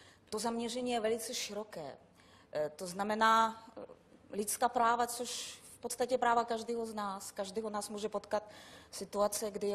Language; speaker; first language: Czech; non-native, fluent; Russian